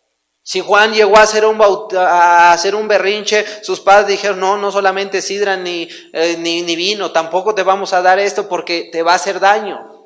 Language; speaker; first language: Spanish; native; Spanish